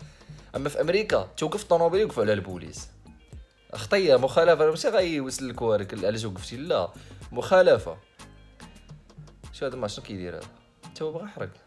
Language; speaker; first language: Arabic; native; Arabic